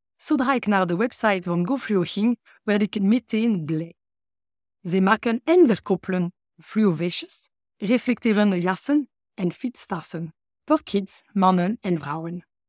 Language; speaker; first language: Dutch; non-native, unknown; French